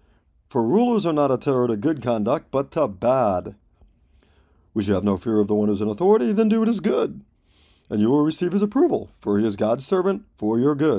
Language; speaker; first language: English; native; English